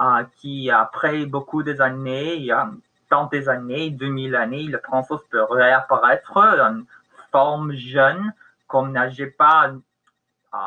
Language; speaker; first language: French; non-native, learner; English